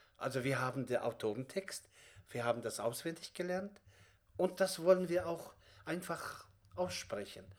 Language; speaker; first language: German; non-native, fluent; Kazakh